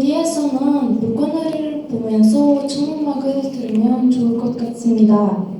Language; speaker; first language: Korean; non-native, learner; Kazakh